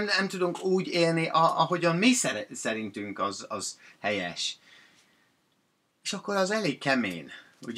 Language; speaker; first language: Hungarian; non-native, fluent; English